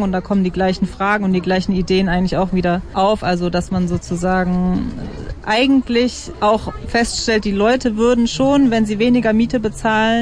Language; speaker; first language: German; native; German